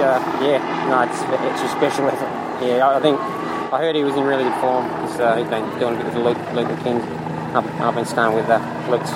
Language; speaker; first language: English; native; English